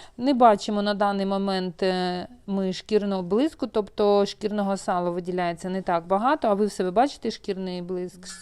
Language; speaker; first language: Ukrainian; non-native, local second language; Russian